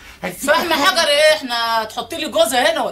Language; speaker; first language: Arabic; native; Arabic